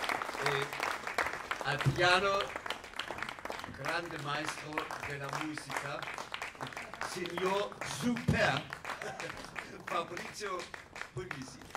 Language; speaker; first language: Italian; non-native, learner; German